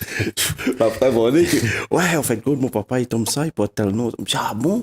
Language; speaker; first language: French; non-native, local second language; Réunion Creole French